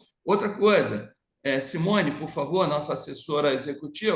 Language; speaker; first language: Portuguese; native; Portuguese